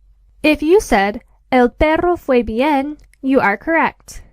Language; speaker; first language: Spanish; non-native, fluent; English